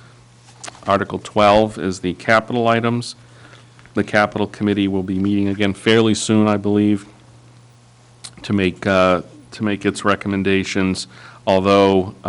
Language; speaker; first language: English; native; English